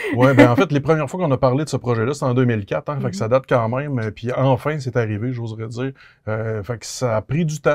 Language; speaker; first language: French; native; French